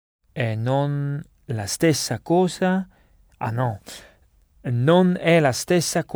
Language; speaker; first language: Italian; non-native, learner; French